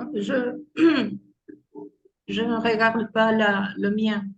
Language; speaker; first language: French; non-native, fluent; Spanish